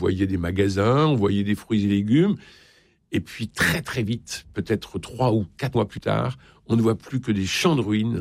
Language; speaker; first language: French; native; French